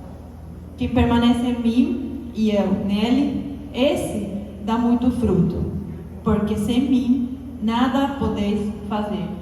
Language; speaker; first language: Portuguese; non-native, fluent; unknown